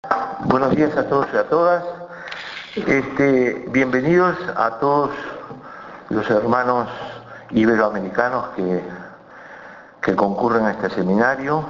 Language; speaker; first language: Spanish; native; Spanish